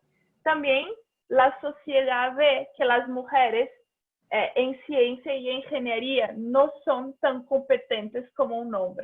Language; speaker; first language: Spanish; non-native, fluent; Portuguese